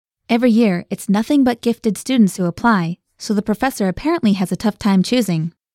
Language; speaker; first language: English; native; English